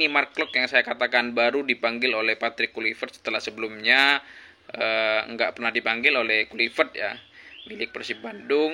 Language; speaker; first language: Indonesian; native; Indonesian